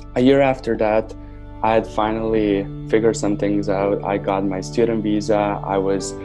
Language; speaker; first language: English; non-native, fluent; Serbian